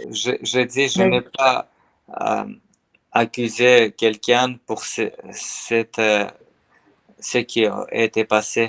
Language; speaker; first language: French; non-native, learner; Armenian